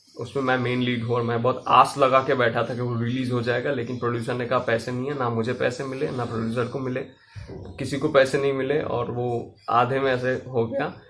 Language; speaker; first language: Hindi; non-native, local second language; Bangla